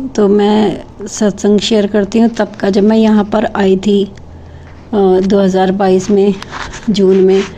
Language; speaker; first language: Hindi; native; Hindi